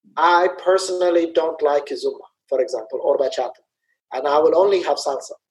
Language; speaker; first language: English; early bilingual, other home language; Somali